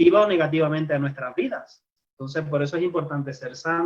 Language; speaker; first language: Spanish; native; Spanish